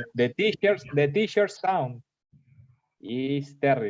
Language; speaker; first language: English; non-native, learner; Spanish